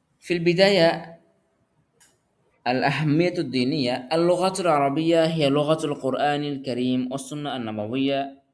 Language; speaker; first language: Arabic; non-native, fluent; Bangla